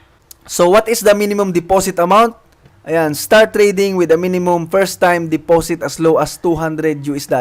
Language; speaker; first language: English; non-native, local second language; Filipino